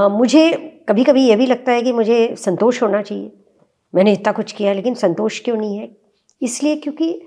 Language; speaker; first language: Hindi; native; Hindi